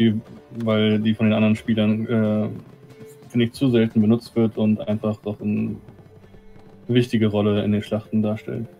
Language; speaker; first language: German; native; German